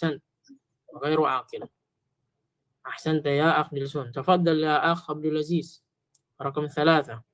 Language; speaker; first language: Arabic; non-native, fluent; Filipino